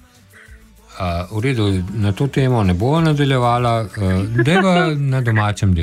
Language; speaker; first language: Slovenian; native; Slovenian